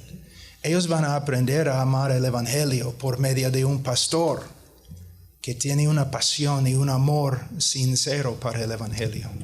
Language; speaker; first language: Spanish; non-native, fluent; English